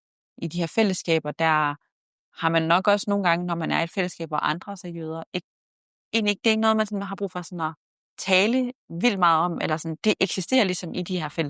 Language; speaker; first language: Danish; native; Danish